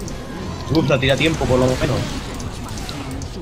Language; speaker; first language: Spanish; native; Spanish